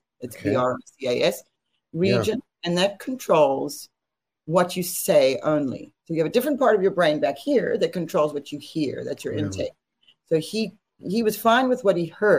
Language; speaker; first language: English; native; English